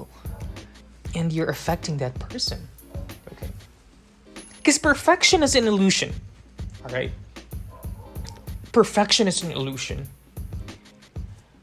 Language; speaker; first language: English; non-native, local second language; Cebuano